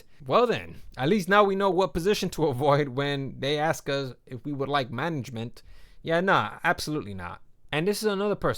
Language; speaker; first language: English; native; English